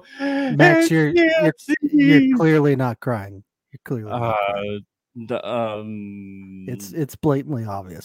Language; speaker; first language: English; native; English